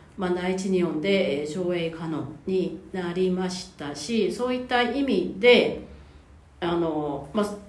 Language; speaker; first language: Japanese; non-native, fluent; Korean